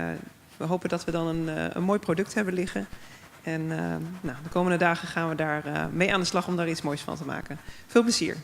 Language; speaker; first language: Dutch; native; Dutch